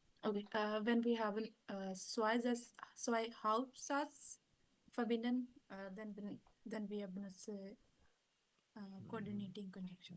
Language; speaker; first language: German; non-native, learner; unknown